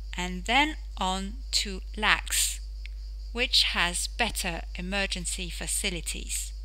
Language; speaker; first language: English; non-native, fluent; French